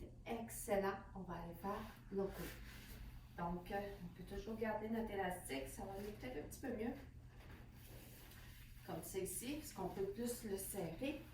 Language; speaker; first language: French; native; French